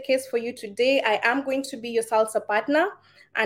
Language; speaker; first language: English; non-native, local second language; Kikuyu